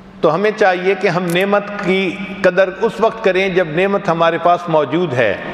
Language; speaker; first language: Urdu; non-native, local second language; Punjabi